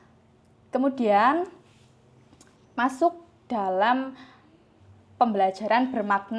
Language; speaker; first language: Indonesian; native; Indonesian